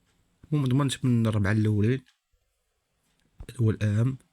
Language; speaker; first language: Arabic; native; Arabic